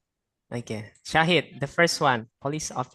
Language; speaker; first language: English; non-native, fluent; Indonesian